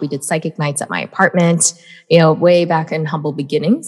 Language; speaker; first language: English; native; English